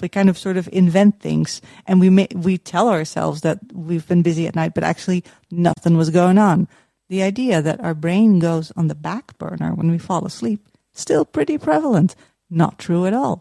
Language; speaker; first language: English; non-native, fluent; Dutch